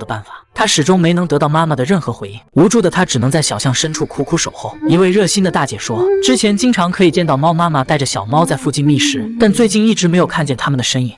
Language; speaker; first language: Chinese; native; Chinese